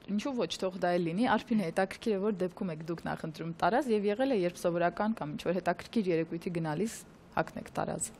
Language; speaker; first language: Armenian; native; Armenian